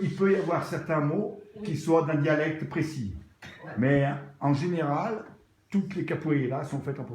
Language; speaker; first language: French; native; French